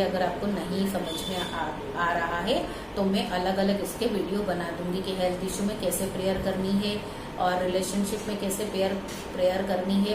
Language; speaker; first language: Hindi; native; Hindi